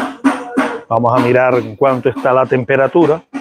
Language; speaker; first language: Spanish; native; Spanish